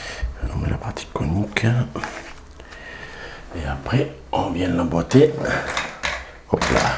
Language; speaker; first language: French; native; French